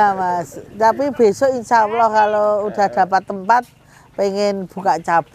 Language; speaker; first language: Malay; non-native, local second language; Javanese